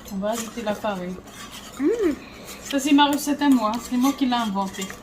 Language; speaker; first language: French; non-native, fluent; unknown